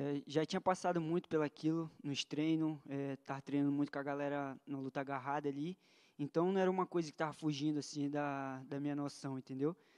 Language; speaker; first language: Portuguese; native; Portuguese